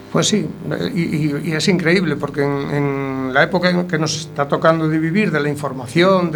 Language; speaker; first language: Spanish; native; Spanish